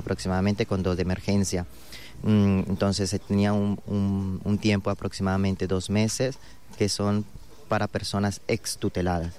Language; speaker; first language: Spanish; native; Spanish